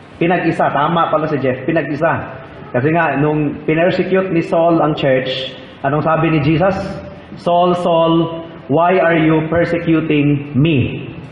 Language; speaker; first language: Filipino; non-native, local second language; Cebuano